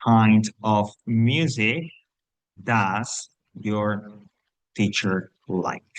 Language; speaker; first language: English; non-native, fluent; Spanish